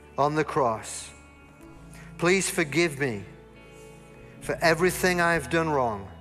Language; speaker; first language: English; native; English